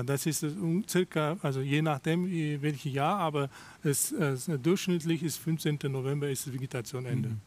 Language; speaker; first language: German; non-native, fluent; Russian